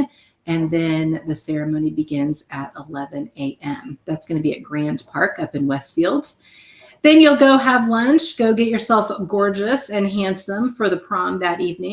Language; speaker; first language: English; native; English